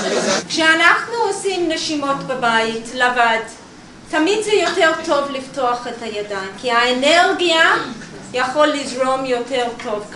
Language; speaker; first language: Hebrew; non-native, learner; English